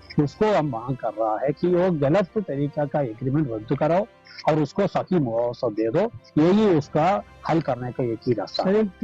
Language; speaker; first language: Hindi; non-native, local second language; Malayalam